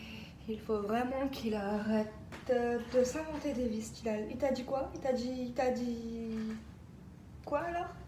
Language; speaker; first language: French; native; French